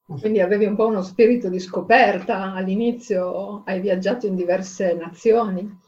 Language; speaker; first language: Italian; native; Italian